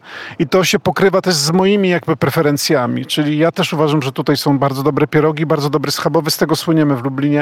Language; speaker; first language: Polish; native; Polish